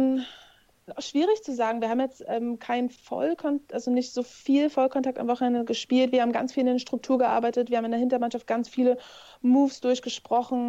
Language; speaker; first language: German; native; German